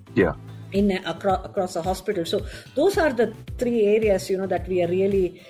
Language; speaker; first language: English; non-native, local second language; Tamil